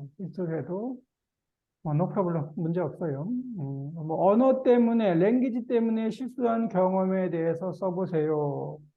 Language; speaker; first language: Korean; native; Korean